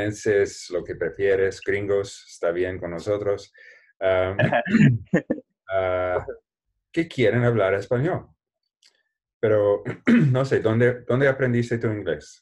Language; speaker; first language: Spanish; non-native, learner; English